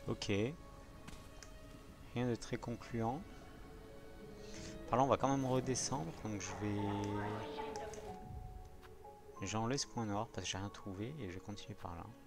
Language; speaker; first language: French; native; French